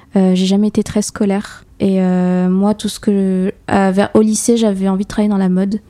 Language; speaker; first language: French; native; French